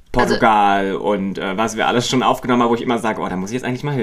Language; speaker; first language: German; native; German